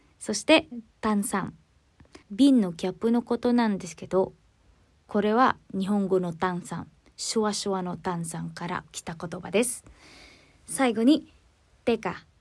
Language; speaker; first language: Japanese; non-native, fluent; Filipino